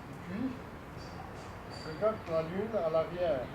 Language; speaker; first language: French; non-native, fluent; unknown